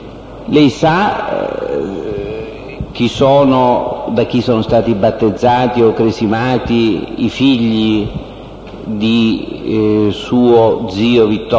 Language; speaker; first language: Italian; native; Italian